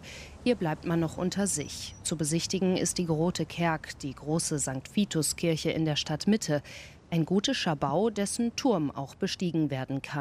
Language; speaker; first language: German; native; German